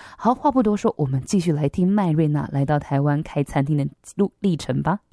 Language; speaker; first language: Chinese; native; Chinese